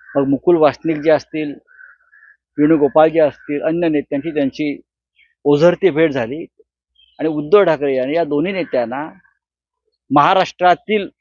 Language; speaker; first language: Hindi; non-native, local second language; Marathi